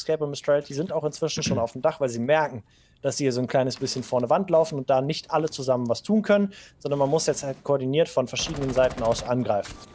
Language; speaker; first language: German; native; German